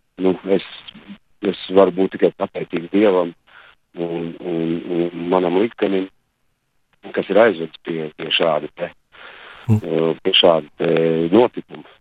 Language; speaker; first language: Latvian; native; Latvian